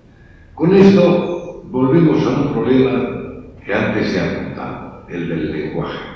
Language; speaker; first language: Spanish; native; Spanish